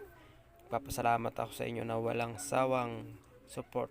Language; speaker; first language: Filipino; non-native, local second language; Masbatenyo